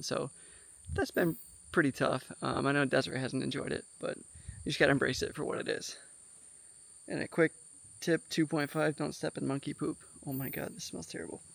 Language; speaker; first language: English; native; English